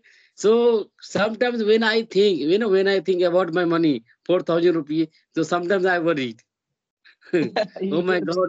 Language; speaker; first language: English; non-native, learner; Hindi